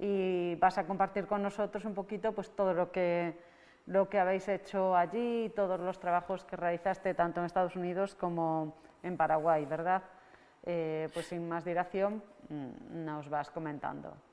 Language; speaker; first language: Spanish; native; Spanish